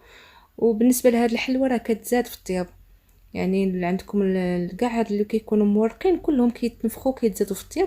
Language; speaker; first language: Arabic; native; Arabic